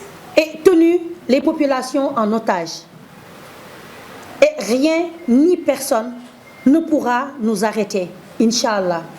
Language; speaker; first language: French; non-native, local second language; Wolof